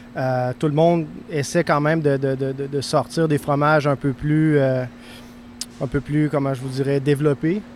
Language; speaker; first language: French; native; French